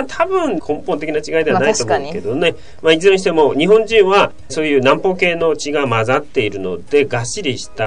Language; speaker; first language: Japanese; native; Japanese